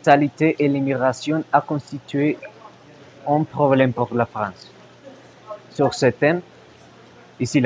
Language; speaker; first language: French; non-native, learner; Spanish